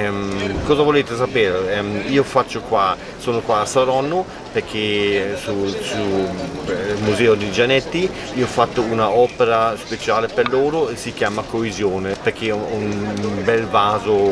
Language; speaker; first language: Italian; non-native, fluent; German